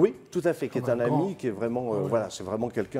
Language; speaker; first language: French; native; French